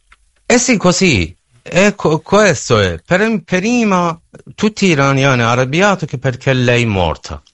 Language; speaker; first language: Italian; non-native, learner; Persian